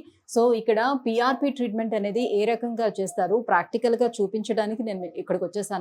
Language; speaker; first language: Telugu; native; Telugu